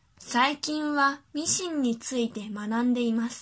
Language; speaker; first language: Japanese; early bilingual, other home language; Chinese